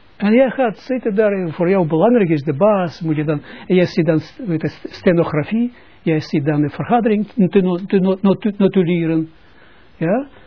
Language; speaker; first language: Dutch; non-native, fluent; Russian